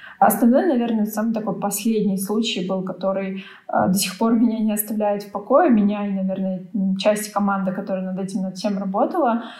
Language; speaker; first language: Russian; native; Russian